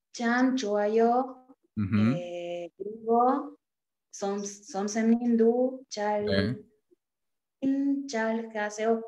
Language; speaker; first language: Korean; non-native, learner; Spanish